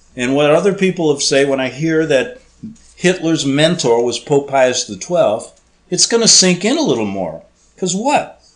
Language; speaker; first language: English; native; English